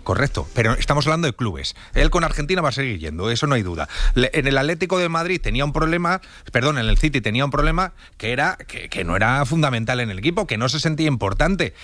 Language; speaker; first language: Spanish; native; Spanish